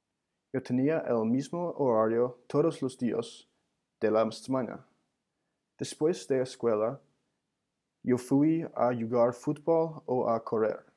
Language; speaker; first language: Spanish; non-native, learner; English